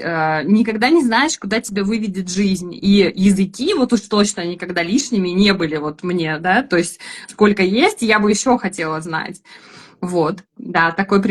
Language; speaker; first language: Russian; native; Russian